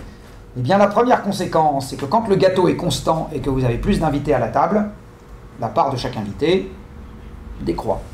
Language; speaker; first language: French; native; French